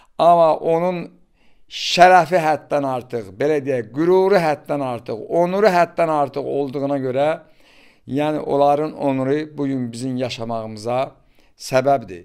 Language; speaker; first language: Azerbaijani; native; Azerbaijani